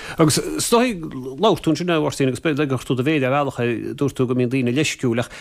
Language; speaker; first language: Irish; native; Irish